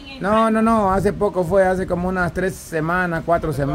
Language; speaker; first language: Spanish; native; Spanish